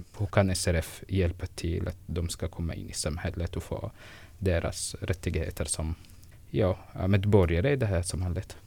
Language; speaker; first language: Swedish; non-native, fluent; Arabic